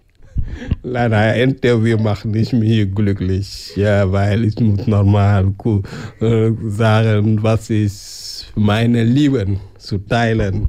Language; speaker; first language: German; non-native, learner; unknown